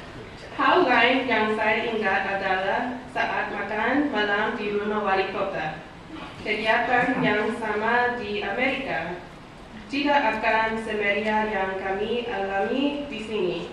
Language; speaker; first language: Indonesian; non-native, learner; English